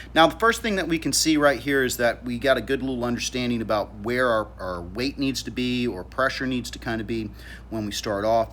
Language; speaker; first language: English; native; English